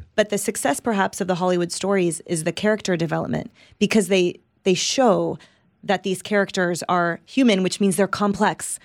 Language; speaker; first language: English; early bilingual, other home language; Italian